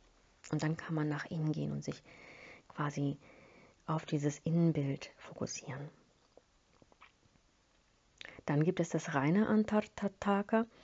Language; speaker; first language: German; native; German